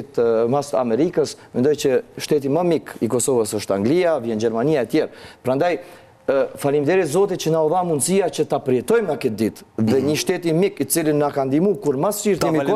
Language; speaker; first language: Albanian; native; Albanian